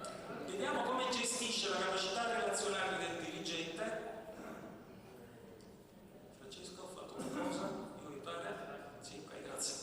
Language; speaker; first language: Italian; native; Italian